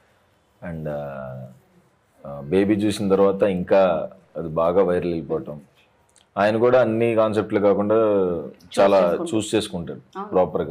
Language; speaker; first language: Telugu; native; Telugu